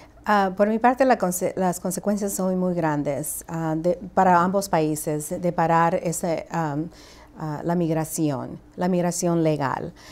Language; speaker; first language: Spanish; early bilingual, heritage; Spanish